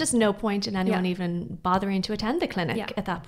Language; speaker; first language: English; native; English